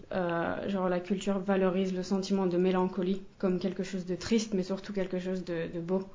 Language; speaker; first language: French; non-native, fluent; Finnish